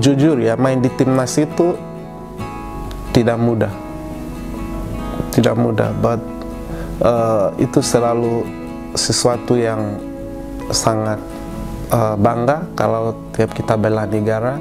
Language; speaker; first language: Indonesian; non-native, fluent; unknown